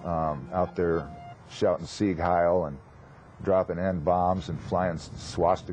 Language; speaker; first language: English; native; English